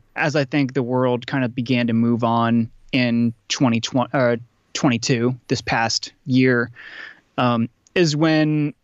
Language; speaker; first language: English; native; English